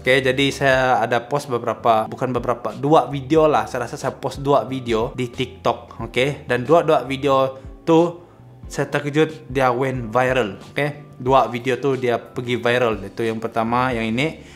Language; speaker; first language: Malay; non-native, local second language; Iban